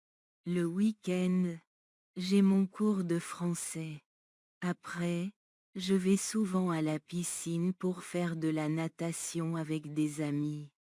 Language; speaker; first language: French; non-native, learner; Bangla